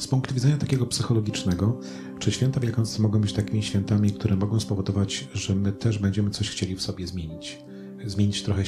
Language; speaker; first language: Polish; native; Polish